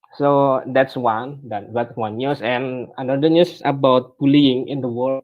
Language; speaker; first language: English; non-native, learner; Indonesian